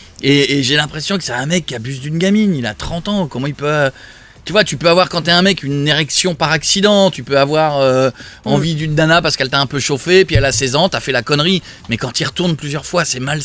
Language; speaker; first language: French; native; French